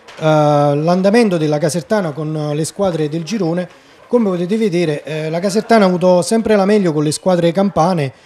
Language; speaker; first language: Italian; native; Italian